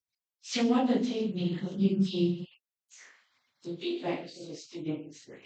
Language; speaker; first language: English; non-native, learner; Thai